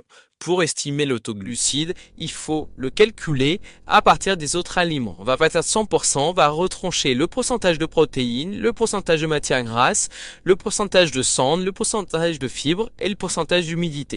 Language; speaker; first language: French; native; French